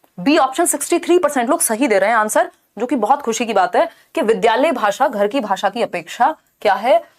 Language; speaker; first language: Hindi; native; Hindi